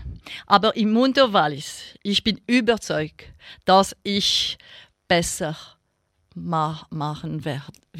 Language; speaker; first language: German; non-native, local second language; French